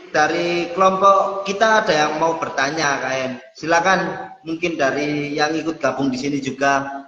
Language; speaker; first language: Indonesian; native; Indonesian